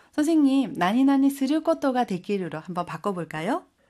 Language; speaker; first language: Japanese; non-native, fluent; Korean